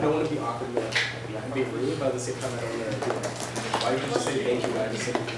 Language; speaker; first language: English; native; English